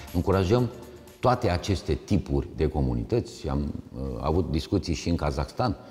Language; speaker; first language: Romanian; native; Romanian